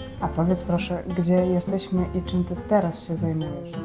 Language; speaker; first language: Polish; non-native, fluent; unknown